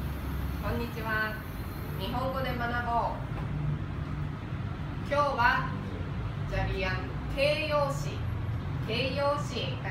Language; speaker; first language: Japanese; non-native, fluent; Thai